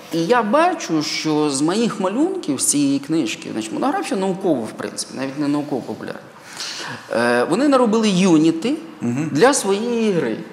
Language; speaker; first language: Ukrainian; native; Ukrainian